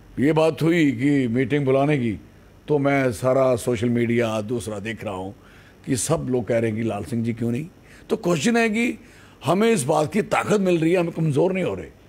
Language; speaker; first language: Hindi; native; Hindi